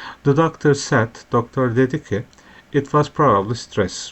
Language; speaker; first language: English; non-native, fluent; Turkish